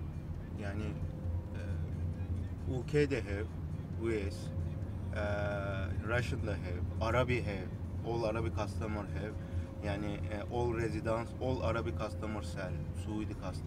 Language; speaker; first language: Turkish; non-native, learner; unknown